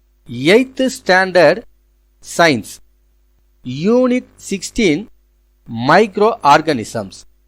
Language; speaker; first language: English; non-native, local second language; Tamil